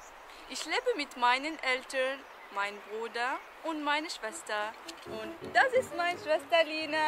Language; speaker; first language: German; non-native, learner; Arabic